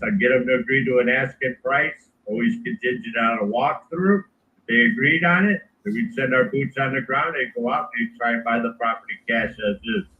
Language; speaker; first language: English; native; English